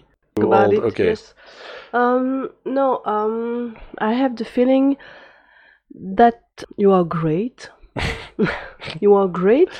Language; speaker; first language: English; non-native, fluent; French